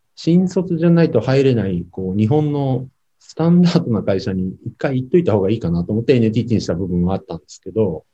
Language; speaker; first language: Japanese; native; Japanese